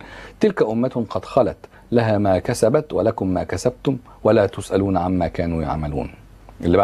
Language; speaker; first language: Arabic; native; Arabic